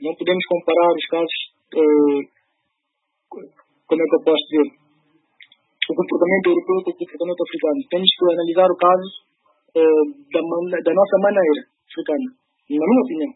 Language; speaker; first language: Portuguese; early bilingual, other home language; Upper Guinea Crioulo